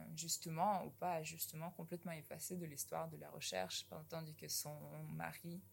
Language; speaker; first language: French; non-native, fluent; Russian